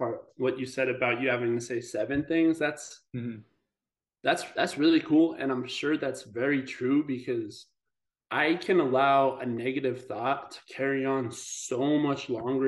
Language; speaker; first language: English; native; English